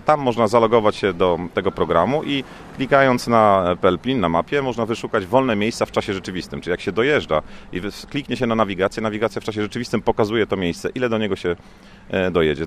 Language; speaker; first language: Polish; native; Polish